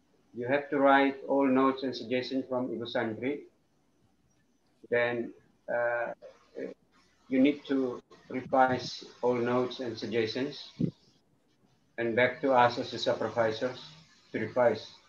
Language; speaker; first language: English; non-native, fluent; Indonesian